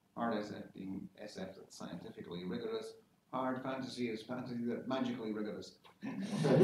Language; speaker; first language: English; native; English